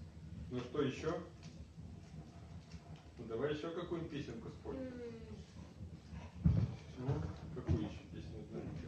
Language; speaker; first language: Russian; native; Russian